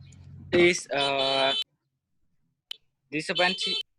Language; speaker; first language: English; non-native, learner; Khmer